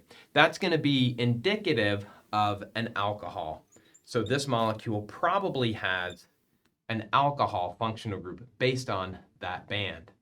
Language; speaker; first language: English; native; English